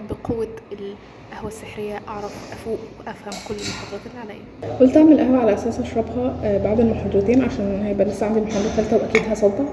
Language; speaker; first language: Arabic; native; Arabic